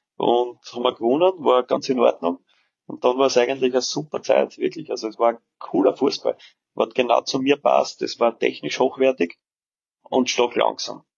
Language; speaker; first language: German; early bilingual, other home language; Serbian